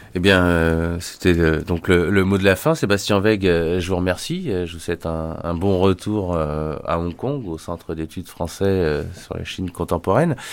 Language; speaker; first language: French; native; French